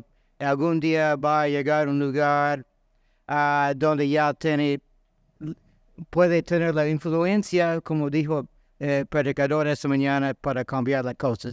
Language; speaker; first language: Spanish; non-native, fluent; English